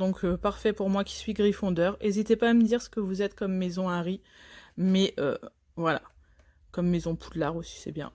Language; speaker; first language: French; native; French